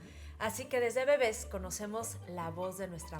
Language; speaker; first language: Spanish; native; Spanish